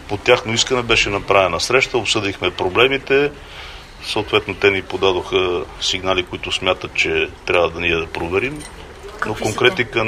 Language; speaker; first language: Bulgarian; native; Bulgarian